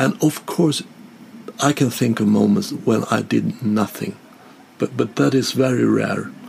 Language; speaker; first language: English; non-native, fluent; Swedish